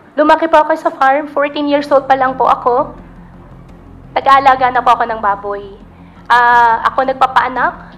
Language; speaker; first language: Filipino; native; Filipino